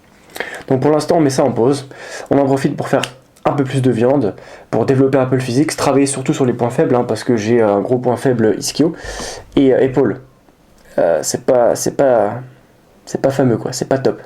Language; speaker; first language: French; native; French